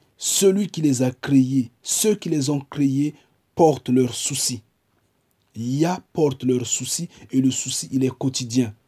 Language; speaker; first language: French; non-native, local second language; Kongo